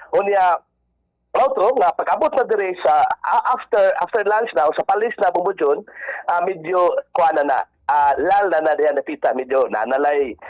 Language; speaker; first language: Cebuano; native; Cebuano